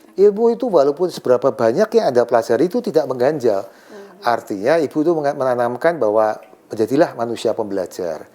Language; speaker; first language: Indonesian; native; Indonesian